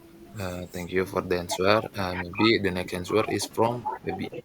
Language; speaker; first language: English; non-native, learner; Indonesian